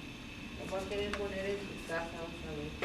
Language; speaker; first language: Spanish; native; Spanish